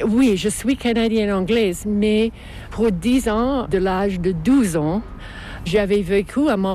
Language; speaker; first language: French; non-native, local second language; English